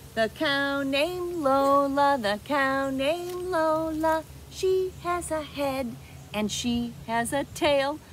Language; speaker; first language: English; native; English